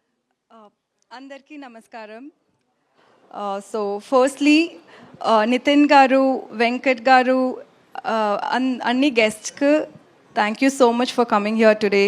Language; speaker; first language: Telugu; non-native, learner; Tamil